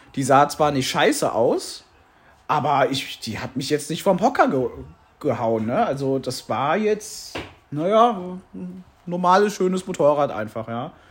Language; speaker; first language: German; native; German